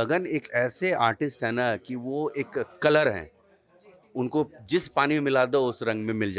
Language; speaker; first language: Hindi; native; Hindi